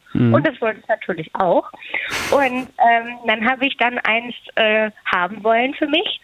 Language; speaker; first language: German; native; German